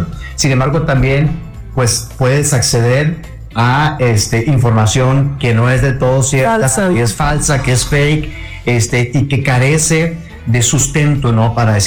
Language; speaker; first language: Spanish; native; Spanish